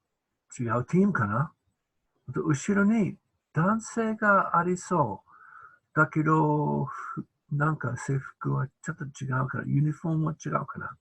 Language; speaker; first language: Japanese; non-native, learner; English